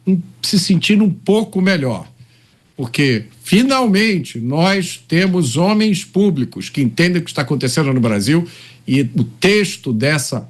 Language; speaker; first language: Portuguese; native; Portuguese